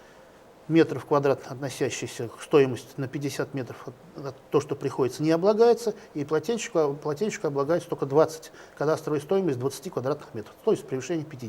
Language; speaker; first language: Russian; native; Russian